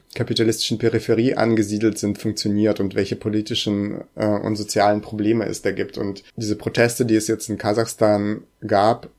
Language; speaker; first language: German; early bilingual, other home language; Russian